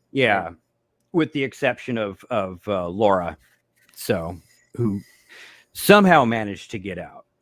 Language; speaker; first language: English; native; English